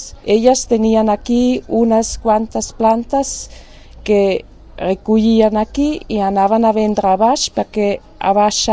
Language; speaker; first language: Catalan; non-native, fluent; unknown